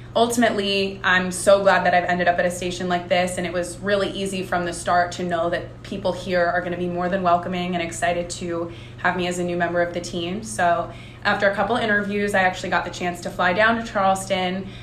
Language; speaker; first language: English; native; English